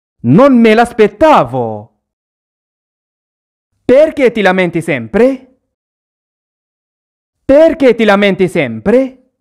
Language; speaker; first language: Italian; non-native, fluent; Arabic